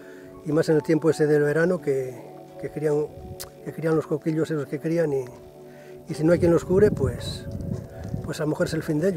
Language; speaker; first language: Spanish; native; Spanish